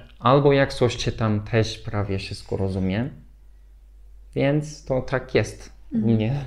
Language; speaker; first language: Polish; non-native, learner; Turkish